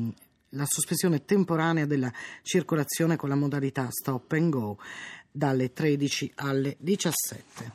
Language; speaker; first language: Italian; native; Italian